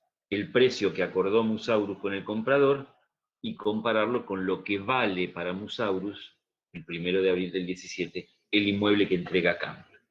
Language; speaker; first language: Spanish; native; Spanish